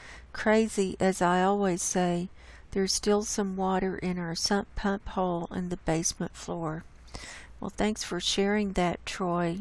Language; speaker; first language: English; native; English